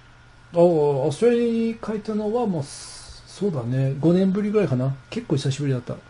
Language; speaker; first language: Japanese; non-native, fluent; English